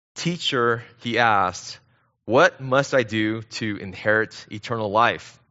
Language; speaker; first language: English; early bilingual, other home language; Korean